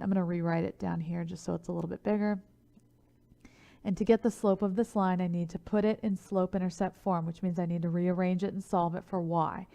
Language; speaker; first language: English; native; English